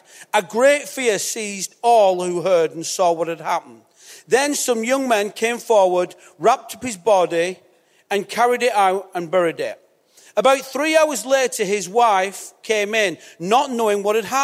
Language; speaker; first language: English; native; English